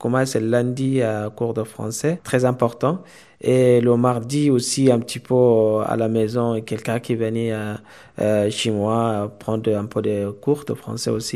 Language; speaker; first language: French; non-native, learner; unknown